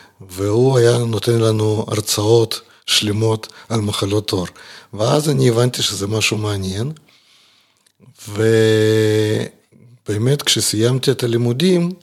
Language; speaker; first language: Hebrew; non-native, fluent; Russian